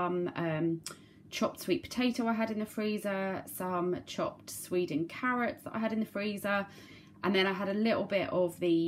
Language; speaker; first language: English; native; English